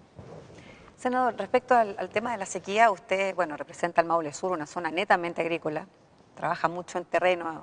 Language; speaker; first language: Spanish; native; Spanish